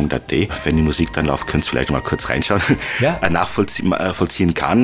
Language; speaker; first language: German; non-native, fluent; Luxembourgish